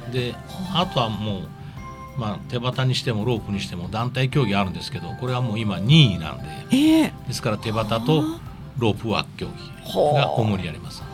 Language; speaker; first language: Japanese; native; Japanese